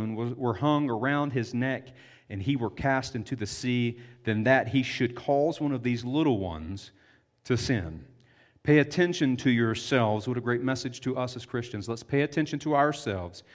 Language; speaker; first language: English; native; English